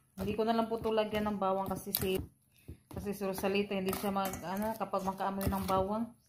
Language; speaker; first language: Filipino; non-native, local second language; Cebuano